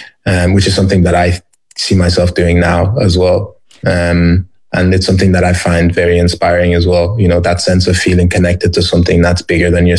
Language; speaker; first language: English; native; English